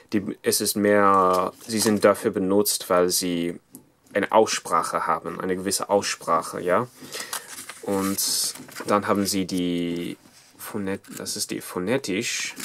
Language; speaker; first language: German; non-native, fluent; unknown